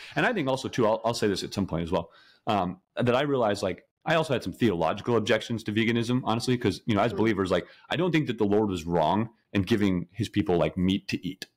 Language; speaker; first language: English; native; English